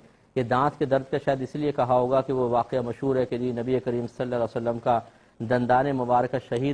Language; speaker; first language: Urdu; native; Urdu